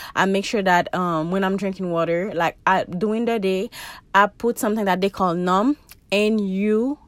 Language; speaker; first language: English; non-native, fluent; Haitian Creole